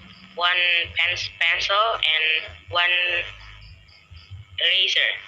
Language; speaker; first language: English; non-native, learner; Indonesian